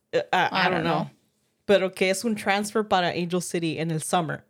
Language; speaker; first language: Spanish; early bilingual, heritage; Spanish